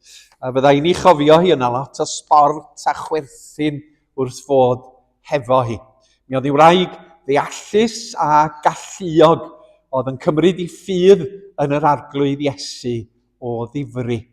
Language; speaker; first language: Welsh; native; Welsh